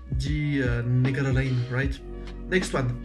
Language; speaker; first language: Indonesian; non-native, learner; French